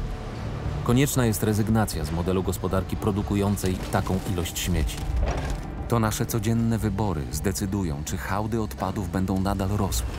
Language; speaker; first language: Polish; native; Polish